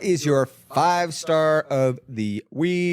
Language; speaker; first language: English; native; English